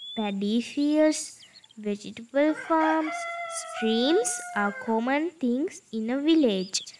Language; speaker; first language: English; non-native, local second language; Sinhala